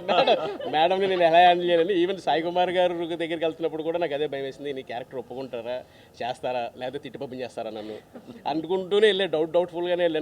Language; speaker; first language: Telugu; native; Telugu